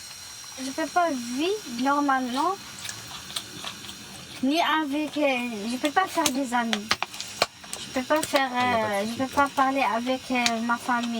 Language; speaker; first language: French; non-native, learner; Arabic